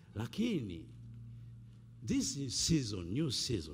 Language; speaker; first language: English; non-native, local second language; Swahili